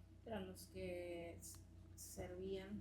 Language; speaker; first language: Spanish; native; Spanish